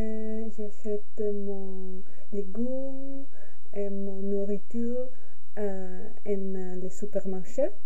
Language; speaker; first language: French; non-native, learner; English